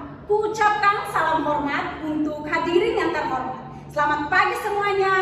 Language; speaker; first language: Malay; non-native, learner; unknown